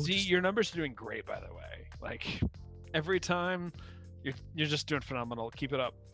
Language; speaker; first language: English; native; English